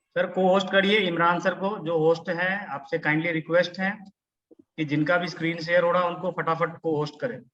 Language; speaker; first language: Hindi; native; Hindi